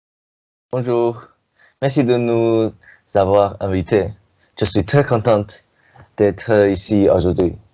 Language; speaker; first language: French; non-native, learner; Chinese